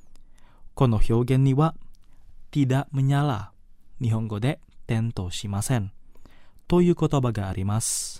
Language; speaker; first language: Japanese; non-native, fluent; Indonesian